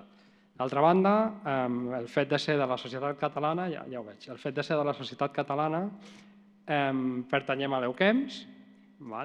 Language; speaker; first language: Catalan; native; Catalan